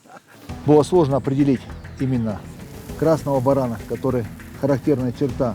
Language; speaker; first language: Russian; native; Russian